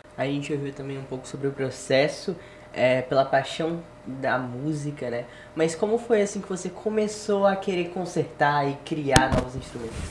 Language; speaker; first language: Portuguese; native; Portuguese